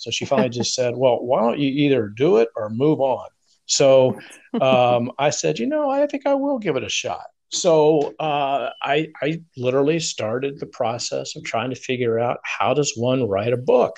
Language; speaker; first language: English; native; English